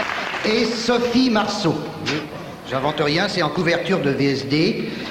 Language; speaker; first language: French; native; French